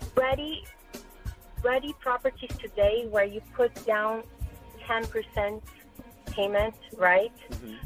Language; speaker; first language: English; non-native, fluent; Portuguese